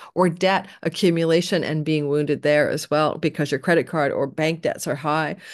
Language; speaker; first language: English; native; English